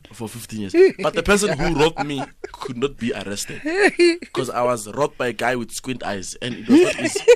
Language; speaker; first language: English; non-native, local second language; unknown